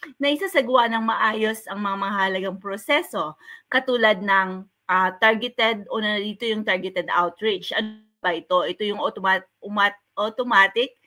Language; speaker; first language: Filipino; native; Filipino